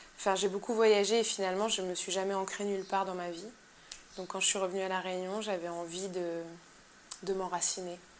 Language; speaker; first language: French; native; French